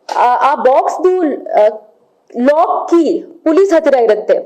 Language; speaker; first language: Kannada; non-native, fluent; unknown